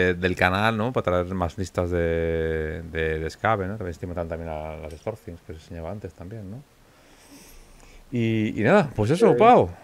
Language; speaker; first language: Spanish; native; Spanish